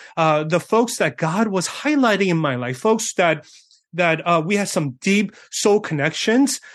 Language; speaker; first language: English; early bilingual, other home language; Korean